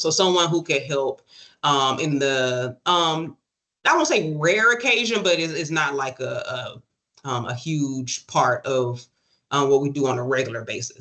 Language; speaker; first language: English; native; English